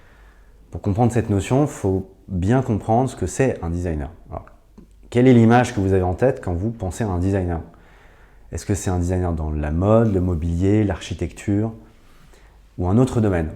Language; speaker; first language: French; native; French